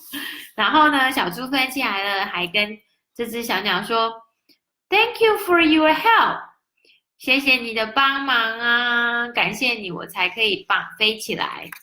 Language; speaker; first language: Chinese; native; Chinese